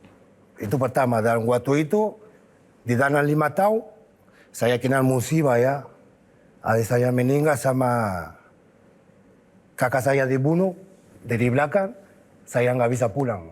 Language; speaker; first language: Indonesian; non-native, fluent; Spanish